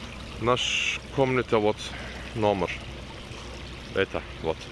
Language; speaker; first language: Russian; non-native, learner; Turkish